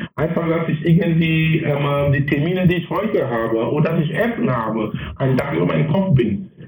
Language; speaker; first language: German; non-native, fluent; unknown